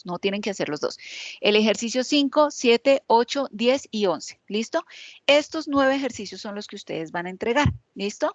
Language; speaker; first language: Spanish; native; Spanish